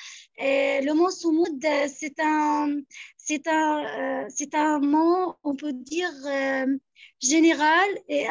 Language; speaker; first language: French; non-native, fluent; Arabic